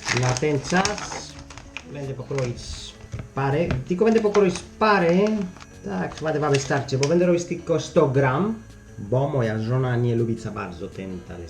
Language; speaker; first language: Polish; non-native, learner; Spanish